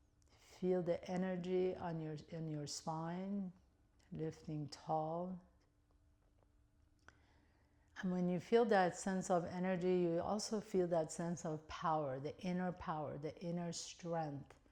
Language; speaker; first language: English; native; English